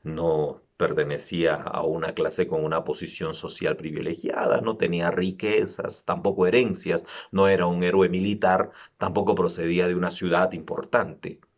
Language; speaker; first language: Spanish; native; Spanish